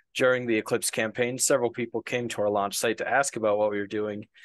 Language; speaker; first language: English; native; English